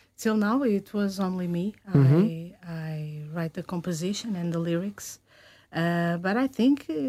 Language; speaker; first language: English; non-native, learner; Portuguese